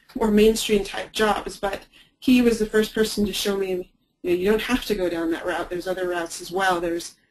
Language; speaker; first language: English; native; English